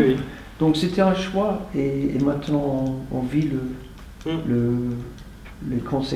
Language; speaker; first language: French; non-native, fluent; English